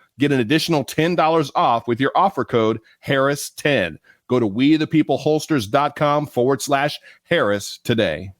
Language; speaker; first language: English; native; English